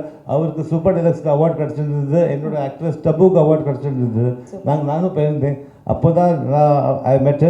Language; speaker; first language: Tamil; early bilingual, heritage; Tamil